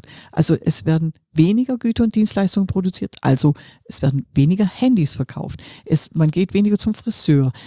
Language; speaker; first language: German; native; German